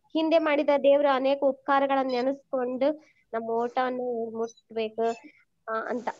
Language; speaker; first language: Kannada; native; Kannada